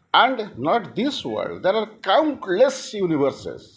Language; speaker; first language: English; non-native, local second language; Odia